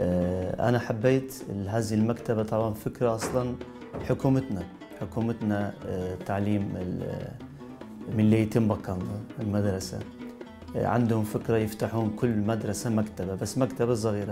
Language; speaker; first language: Arabic; non-native, local second language; Turkish